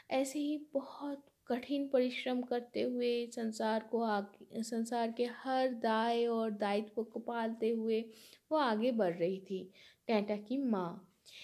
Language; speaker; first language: Hindi; non-native, local second language; Bangla